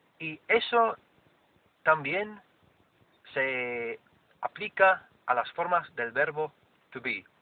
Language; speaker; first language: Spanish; non-native, fluent; English